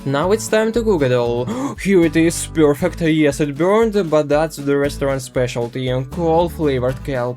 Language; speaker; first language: English; non-native, fluent; Russian